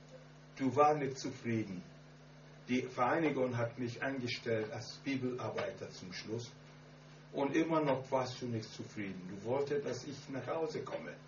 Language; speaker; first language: German; non-native, learner; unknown